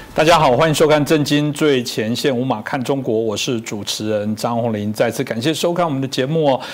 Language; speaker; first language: Chinese; native; Chinese